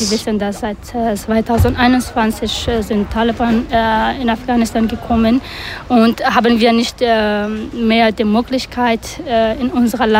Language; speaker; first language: Dutch; non-native, learner; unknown